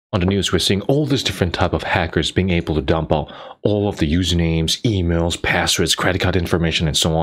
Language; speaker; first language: English; non-native, fluent; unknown